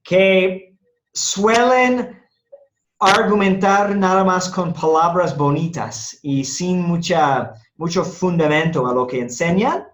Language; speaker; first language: Spanish; non-native, fluent; English